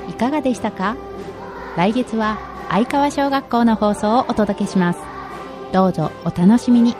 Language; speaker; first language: Japanese; native; Japanese